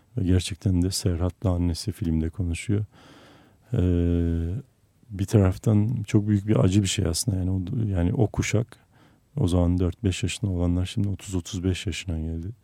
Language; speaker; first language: Turkish; non-native, local second language; Armenian